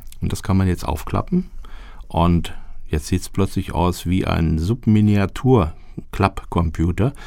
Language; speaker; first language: German; native; German